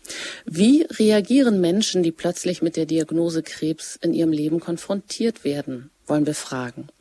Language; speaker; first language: German; native; German